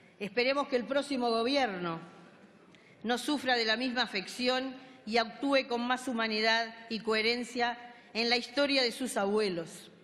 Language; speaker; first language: Spanish; native; Spanish